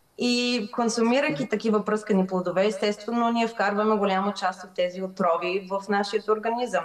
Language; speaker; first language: Bulgarian; early bilingual, heritage; Bulgarian